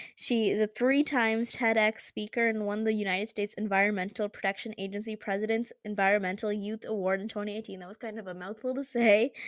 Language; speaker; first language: English; early bilingual, other home language; Hindi